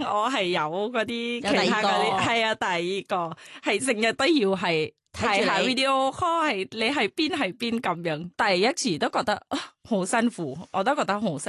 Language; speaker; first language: Cantonese; non-native, learner; Thai